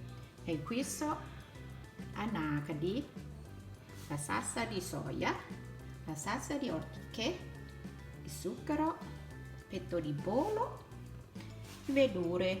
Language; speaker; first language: Italian; non-native, learner; Thai